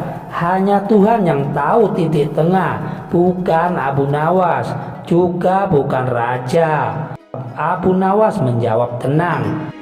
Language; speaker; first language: Indonesian; native; Indonesian